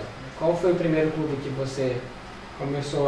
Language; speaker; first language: Portuguese; native; Portuguese